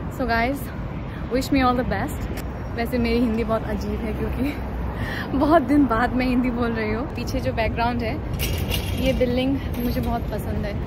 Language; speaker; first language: Hindi; non-native, local second language; Bangla